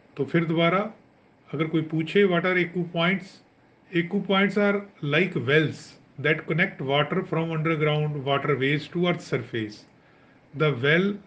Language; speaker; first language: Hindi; non-native, local second language; Punjabi